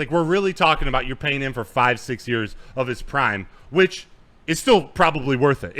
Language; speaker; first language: English; native; English